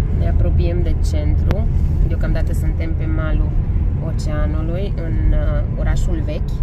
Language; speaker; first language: Romanian; non-native, local second language; Hungarian